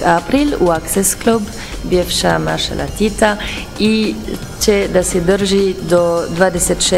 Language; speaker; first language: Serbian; non-native, learner; French